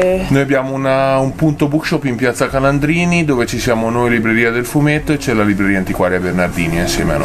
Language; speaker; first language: Italian; native; Italian